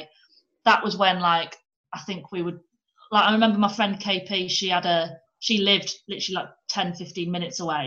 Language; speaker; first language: English; native; English